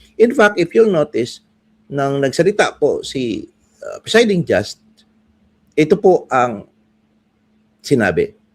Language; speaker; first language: Filipino; non-native, local second language; Cebuano